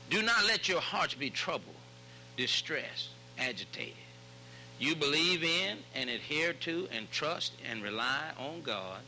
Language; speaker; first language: English; native; English